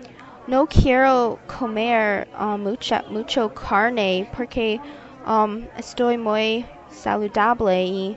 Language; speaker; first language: Spanish; non-native, learner; English